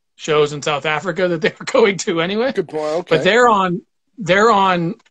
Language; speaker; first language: English; native; English